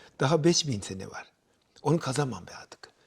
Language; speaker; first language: Turkish; non-native, fluent; Japanese